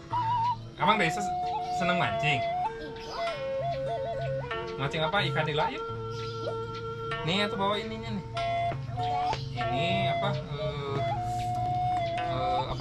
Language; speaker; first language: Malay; non-native, local second language; Sundanese